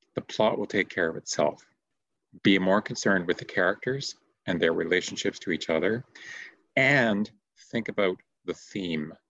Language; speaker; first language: English; native; English